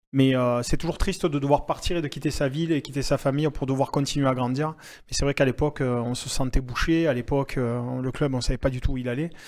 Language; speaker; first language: French; native; French